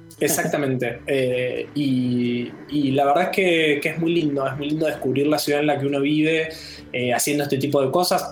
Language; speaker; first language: Spanish; native; Spanish